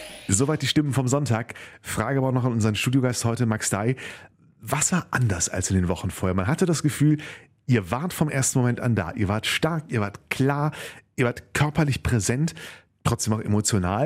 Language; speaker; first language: German; native; German